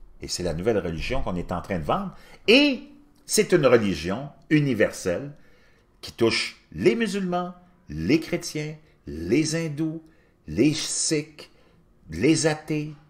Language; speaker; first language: French; native; French